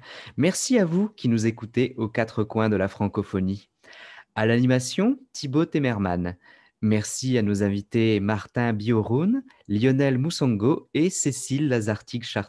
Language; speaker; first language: French; native; French